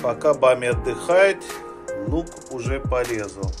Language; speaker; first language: Russian; non-native, fluent; Hindi